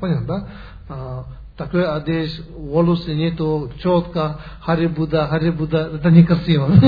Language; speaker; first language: Russian; non-native, learner; Tibetan